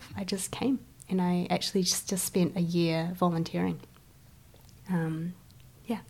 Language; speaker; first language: English; early bilingual, other home language; Chinese